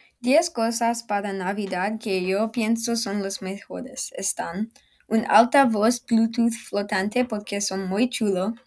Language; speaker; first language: Spanish; non-native, learner; English